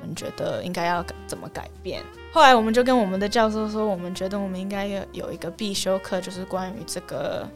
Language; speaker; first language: Chinese; non-native, fluent; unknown